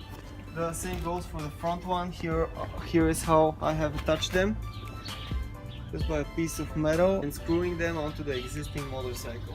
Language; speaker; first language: English; non-native, fluent; Bulgarian